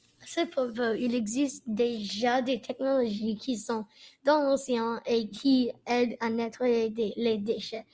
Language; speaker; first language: French; non-native, learner; English